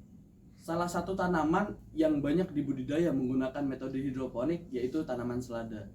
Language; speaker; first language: Indonesian; non-native, local second language; Javanese